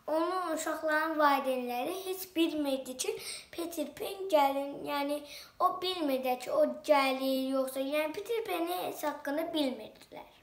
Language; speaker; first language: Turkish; non-native, learner; Azerbaijani